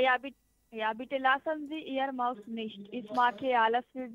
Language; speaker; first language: German; non-native, learner; Hindi